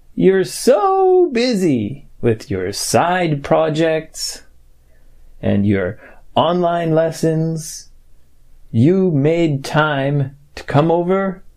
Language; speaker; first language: English; native; English